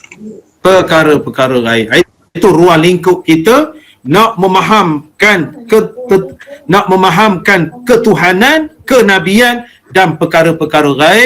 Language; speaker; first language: Malay; native; Malay